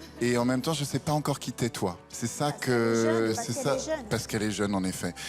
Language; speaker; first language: French; native; French